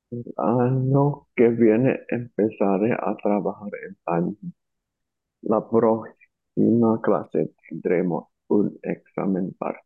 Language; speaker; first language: Spanish; non-native, learner; Chinese